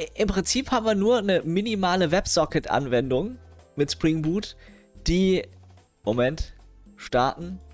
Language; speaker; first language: German; native; German